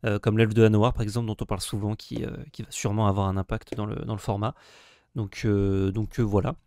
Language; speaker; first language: French; native; French